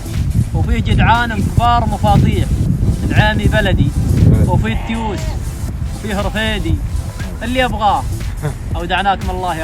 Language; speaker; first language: Arabic; native; Arabic